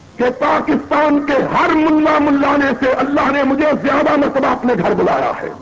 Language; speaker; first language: Urdu; non-native, local second language; Punjabi